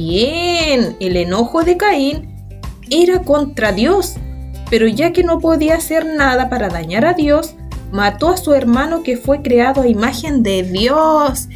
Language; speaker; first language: Spanish; native; Spanish